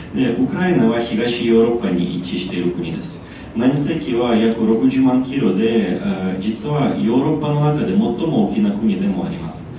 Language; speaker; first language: Japanese; non-native, fluent; Ukrainian